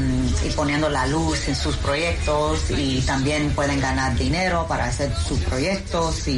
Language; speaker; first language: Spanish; non-native, learner; English